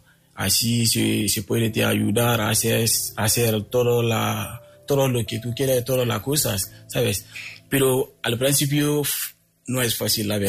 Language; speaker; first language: Spanish; non-native, local second language; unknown